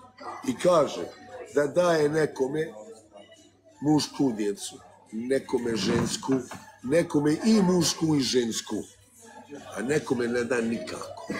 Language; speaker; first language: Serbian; early bilingual, heritage; Bosnian